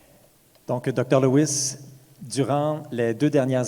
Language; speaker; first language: French; native; French